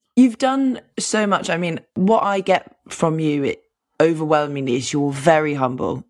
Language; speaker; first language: English; native; English